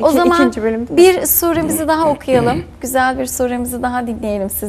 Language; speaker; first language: Turkish; native; Turkish